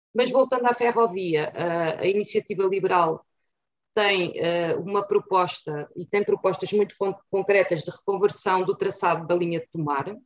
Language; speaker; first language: Portuguese; native; Portuguese